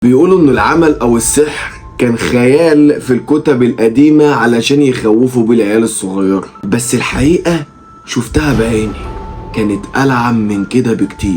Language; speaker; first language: Arabic; native; Arabic